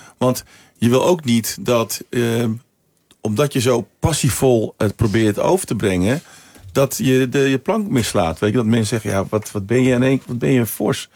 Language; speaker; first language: Dutch; early bilingual, other home language; Sranan Tongo